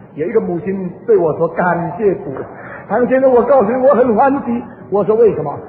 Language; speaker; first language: Chinese; early bilingual, heritage; Chinese